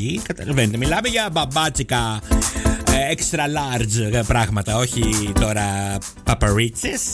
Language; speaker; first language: Greek; native; Greek